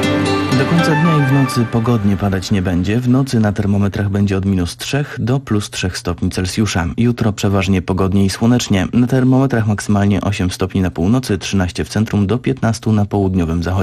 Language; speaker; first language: Polish; native; Polish